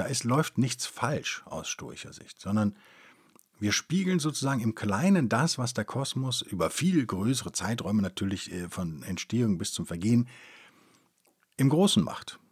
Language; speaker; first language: German; native; German